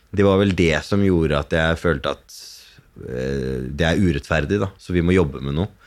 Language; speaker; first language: Norwegian; early bilingual, other home language; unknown